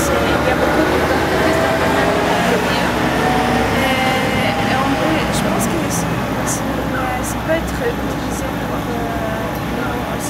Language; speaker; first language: French; non-native, fluent; Polish